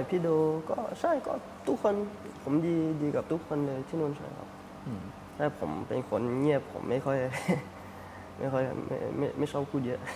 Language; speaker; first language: Thai; early bilingual, heritage; Thai